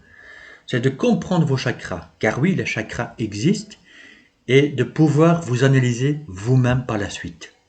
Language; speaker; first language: French; native; French